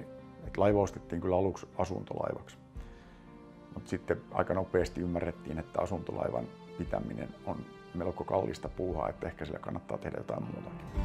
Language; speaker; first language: Finnish; native; Finnish